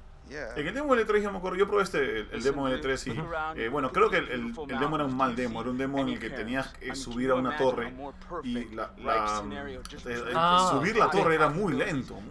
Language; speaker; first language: Spanish; native; Spanish